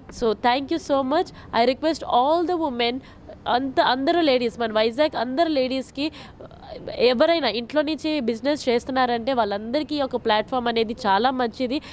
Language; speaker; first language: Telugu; non-native, local second language; Hindi